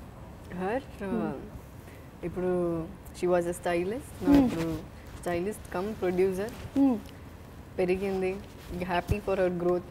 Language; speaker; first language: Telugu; non-native, fluent; Malayalam